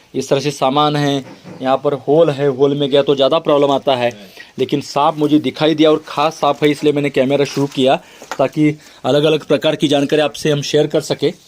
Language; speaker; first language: Hindi; non-native, local second language; Marathi